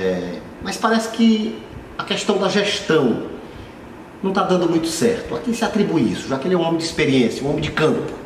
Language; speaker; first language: Portuguese; native; Portuguese